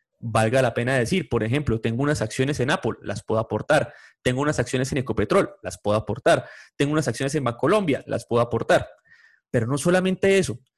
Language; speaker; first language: Spanish; native; Spanish